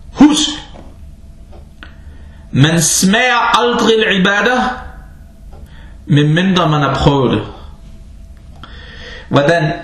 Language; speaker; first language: Danish; non-native, fluent; Arabic